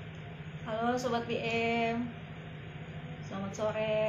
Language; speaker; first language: Indonesian; native; Indonesian